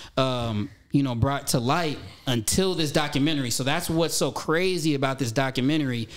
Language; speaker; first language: English; native; English